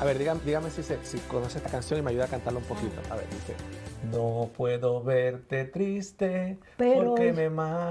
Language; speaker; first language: Spanish; native; Spanish